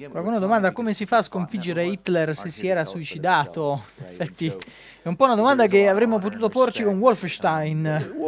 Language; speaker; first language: Italian; native; Italian